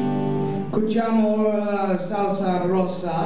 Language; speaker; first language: Italian; non-native, learner; English